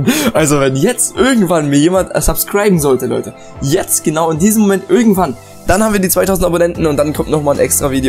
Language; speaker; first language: German; native; German